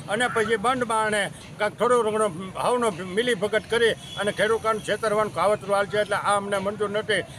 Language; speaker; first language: Gujarati; native; Gujarati